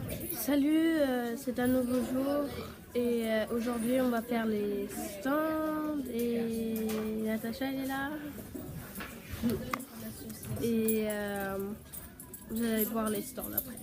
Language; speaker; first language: French; non-native, learner; Swedish